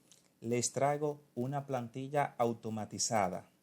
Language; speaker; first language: Spanish; native; Spanish